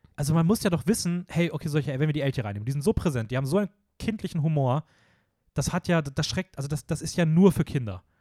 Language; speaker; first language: German; native; German